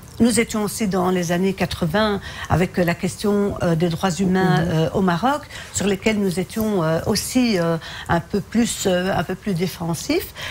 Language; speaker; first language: French; early bilingual, other home language; Arabic